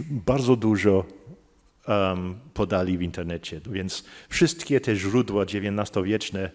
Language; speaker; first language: Polish; non-native, fluent; English